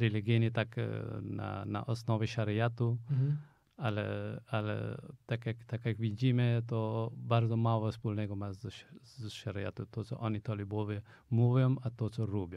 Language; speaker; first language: Polish; non-native, fluent; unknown